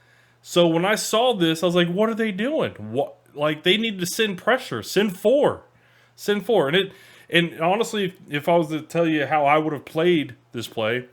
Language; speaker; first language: English; native; English